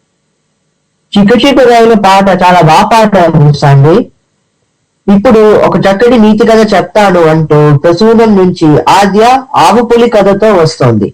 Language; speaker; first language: Telugu; early bilingual, heritage; Telugu